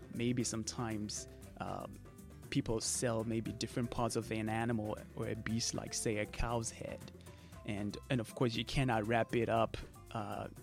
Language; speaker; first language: English; non-native, local second language; Shona